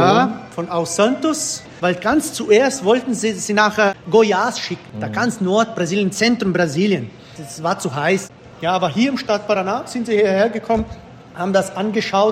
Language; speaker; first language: German; early bilingual, heritage; German